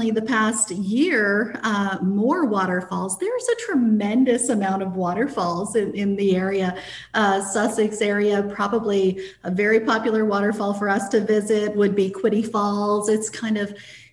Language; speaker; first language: English; native; English